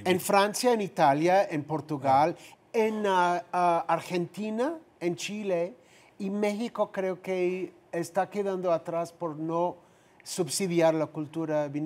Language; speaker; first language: Spanish; non-native, fluent; English